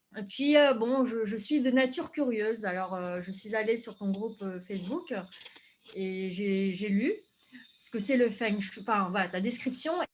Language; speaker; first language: French; non-native, fluent; Vietnamese